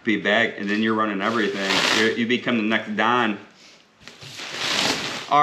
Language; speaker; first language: English; native; English